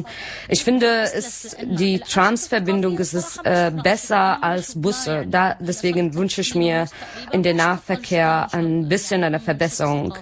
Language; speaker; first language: German; non-native, learner; Arabic